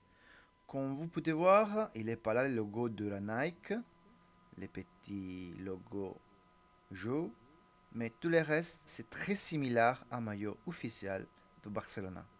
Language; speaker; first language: French; non-native, learner; Italian